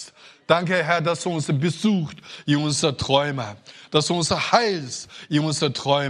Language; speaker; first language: German; non-native, fluent; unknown